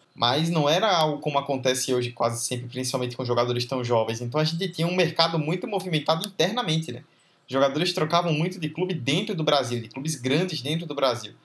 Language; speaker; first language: Portuguese; native; Portuguese